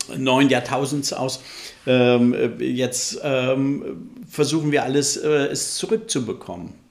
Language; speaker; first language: German; native; German